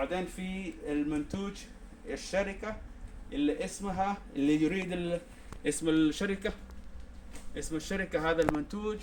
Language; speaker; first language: Arabic; non-native, local second language; Somali